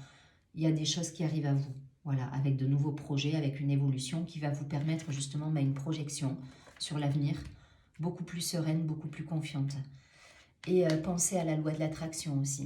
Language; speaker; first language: French; native; French